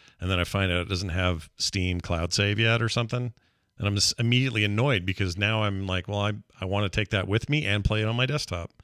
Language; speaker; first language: English; native; English